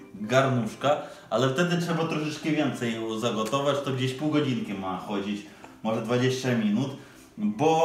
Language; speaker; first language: Polish; non-native, fluent; Ukrainian